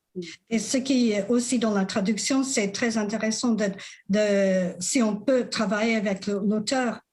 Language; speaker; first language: French; non-native, fluent; English